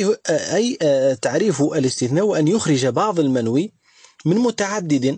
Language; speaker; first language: Arabic; native; Arabic